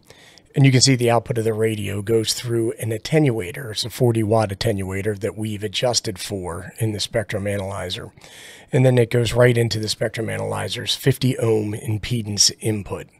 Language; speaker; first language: English; native; English